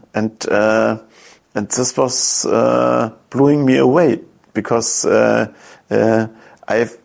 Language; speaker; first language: English; non-native, fluent; German